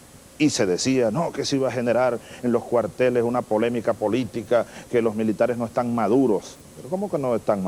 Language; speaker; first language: Spanish; native; Spanish